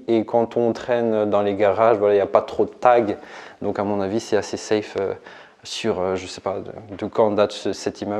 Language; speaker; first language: French; native; French